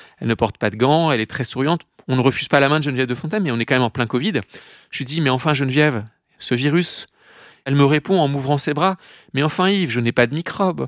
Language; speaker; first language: French; native; French